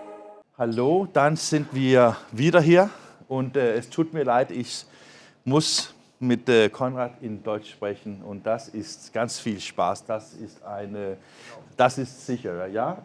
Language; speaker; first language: German; non-native, learner; Danish